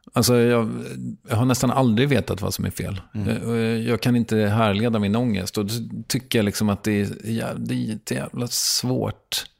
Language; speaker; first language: Swedish; native; Swedish